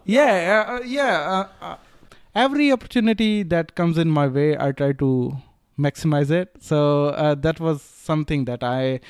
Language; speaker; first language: English; non-native, local second language; Punjabi